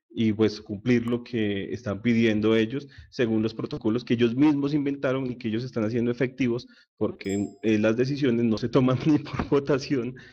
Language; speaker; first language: Spanish; native; Spanish